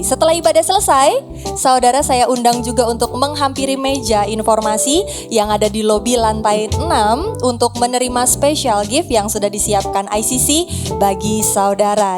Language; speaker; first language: Indonesian; native; Indonesian